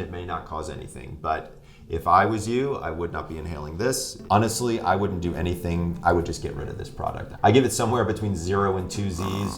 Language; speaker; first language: English; native; English